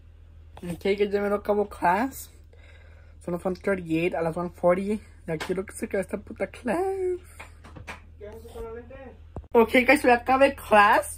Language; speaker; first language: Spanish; early bilingual, heritage; Spanish